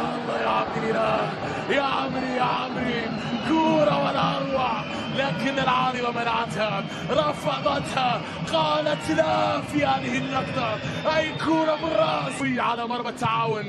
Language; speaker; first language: Arabic; native; Arabic